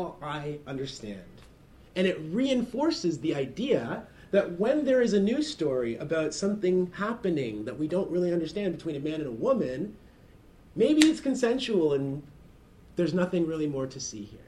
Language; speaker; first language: English; native; English